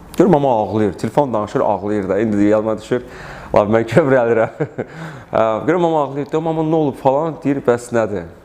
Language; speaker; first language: Azerbaijani; early bilingual, heritage; Russian